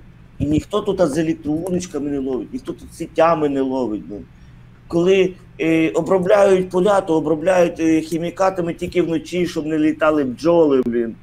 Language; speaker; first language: Ukrainian; native; Ukrainian